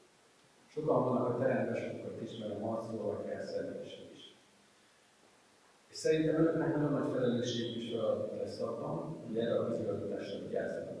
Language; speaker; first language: Hungarian; native; Hungarian